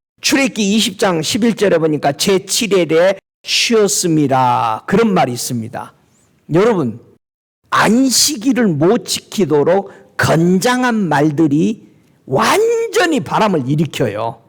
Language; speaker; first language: Korean; native; Korean